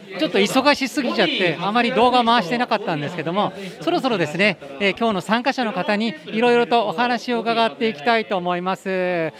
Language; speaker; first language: Japanese; native; Japanese